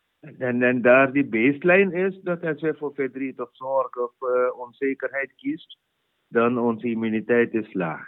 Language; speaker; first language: Dutch; non-native, fluent; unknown